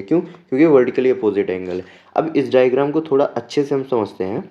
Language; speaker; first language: Hindi; native; Hindi